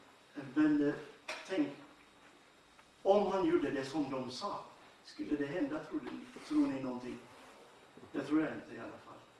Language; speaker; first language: Swedish; non-native, fluent; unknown